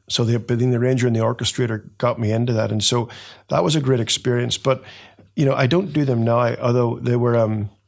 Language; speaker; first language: English; native; English